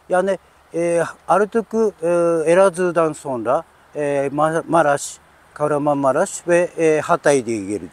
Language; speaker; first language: Turkish; non-native, learner; Japanese